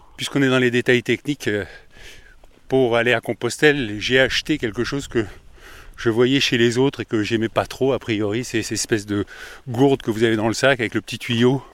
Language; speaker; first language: French; native; French